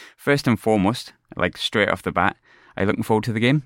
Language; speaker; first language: English; native; English